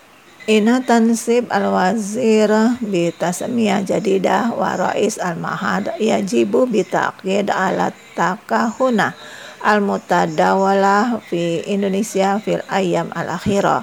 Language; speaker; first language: Arabic; non-native, fluent; Indonesian